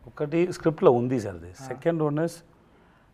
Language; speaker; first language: Telugu; non-native, learner; Tamil